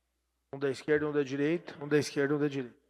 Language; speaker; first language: Portuguese; native; Portuguese